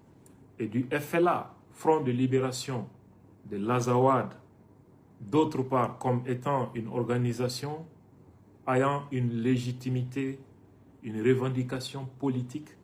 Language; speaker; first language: French; non-native, local second language; Bambara